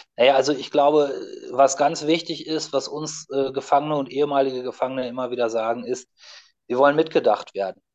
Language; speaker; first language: German; native; German